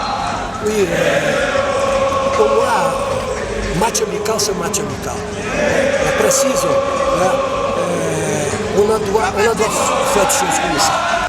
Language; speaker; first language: French; non-native, fluent; Portuguese